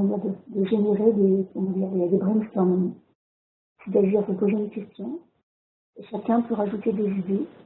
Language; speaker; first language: French; native; French